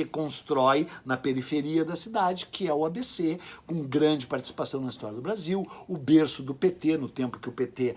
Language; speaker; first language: Portuguese; native; Portuguese